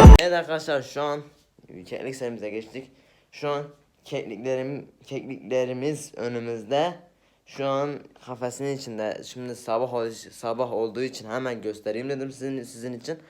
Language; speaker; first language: Turkish; native; Turkish